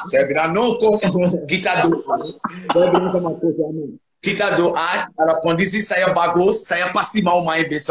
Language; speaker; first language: Indonesian; non-native, fluent; English